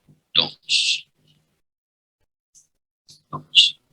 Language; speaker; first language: French; non-native, fluent; Vietnamese